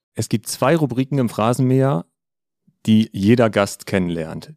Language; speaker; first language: German; native; German